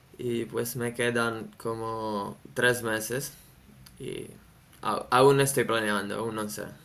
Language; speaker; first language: Spanish; non-native, fluent; Italian